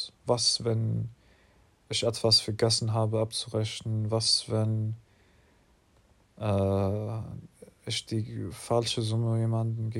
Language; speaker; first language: German; non-native, learner; English